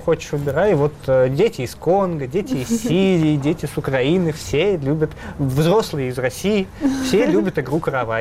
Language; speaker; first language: Russian; native; Russian